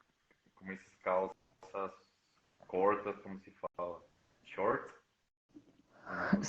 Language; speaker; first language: Portuguese; non-native, fluent; Spanish